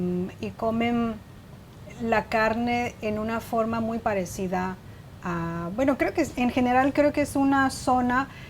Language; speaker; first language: Spanish; non-native, fluent; Chinese